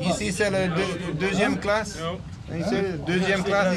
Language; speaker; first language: French; non-native, learner; Dutch